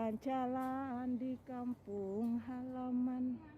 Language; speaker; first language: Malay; non-native, local second language; Javanese